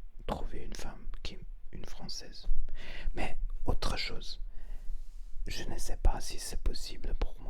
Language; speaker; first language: French; non-native, learner; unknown